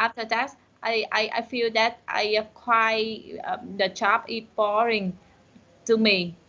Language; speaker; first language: English; non-native, learner; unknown